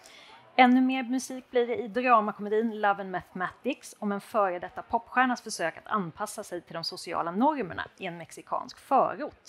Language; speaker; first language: Swedish; native; Swedish